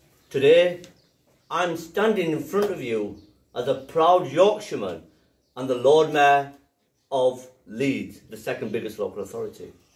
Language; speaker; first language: English; early bilingual, other home language; Punjabi